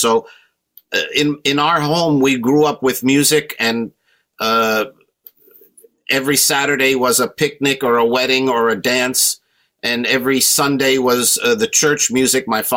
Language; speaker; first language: English; native; English